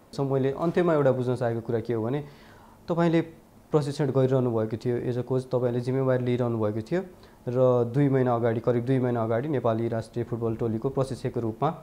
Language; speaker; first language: Nepali; native; Nepali